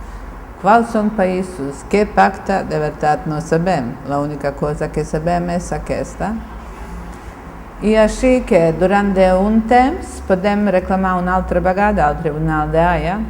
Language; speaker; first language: Catalan; non-native, fluent; Bosnian